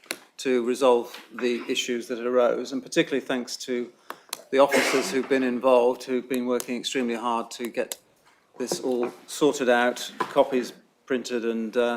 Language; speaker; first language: English; native; English